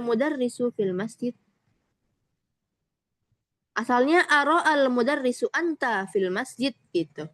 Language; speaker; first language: Arabic; non-native, fluent; Indonesian